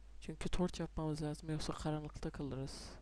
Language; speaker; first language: Turkish; native; Turkish